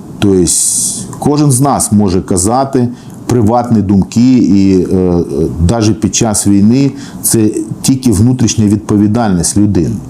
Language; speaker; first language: Ukrainian; non-native, local second language; Russian